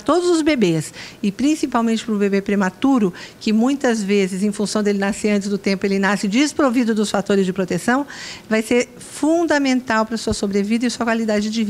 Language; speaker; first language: Portuguese; native; Portuguese